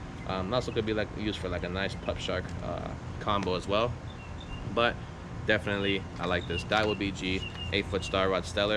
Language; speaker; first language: English; native; English